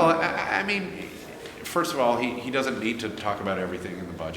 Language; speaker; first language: English; native; English